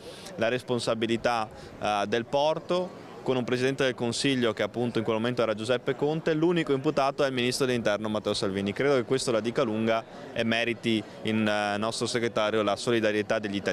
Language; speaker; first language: Italian; native; Italian